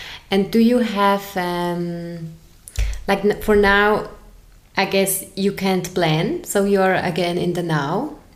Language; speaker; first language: English; non-native, fluent; German